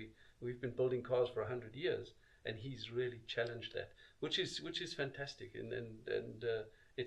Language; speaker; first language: English; native; English